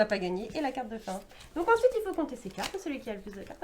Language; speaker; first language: French; native; French